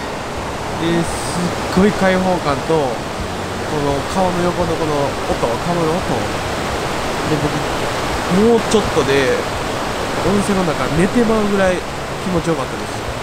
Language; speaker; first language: Japanese; native; Japanese